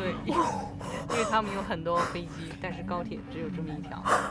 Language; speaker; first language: Chinese; native; Chinese